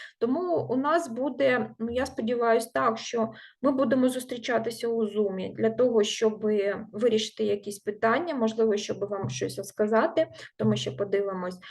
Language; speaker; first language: Ukrainian; non-native, local second language; Russian